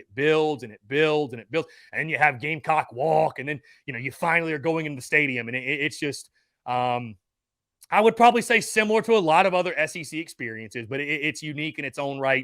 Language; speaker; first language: English; native; English